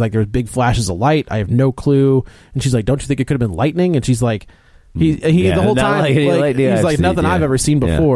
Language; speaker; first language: English; native; English